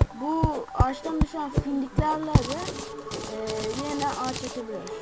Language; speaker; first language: Turkish; native; Turkish